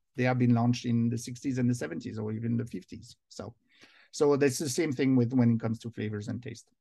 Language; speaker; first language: English; non-native, fluent; French